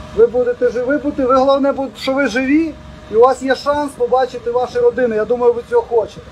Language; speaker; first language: Ukrainian; native; Ukrainian